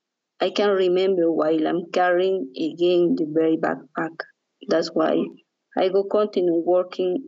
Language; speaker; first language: English; non-native, learner; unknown